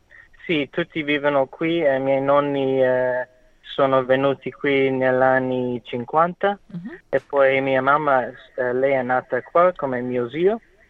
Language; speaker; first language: Italian; non-native, learner; English